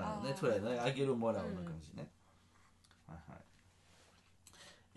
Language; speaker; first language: Japanese; non-native, learner; French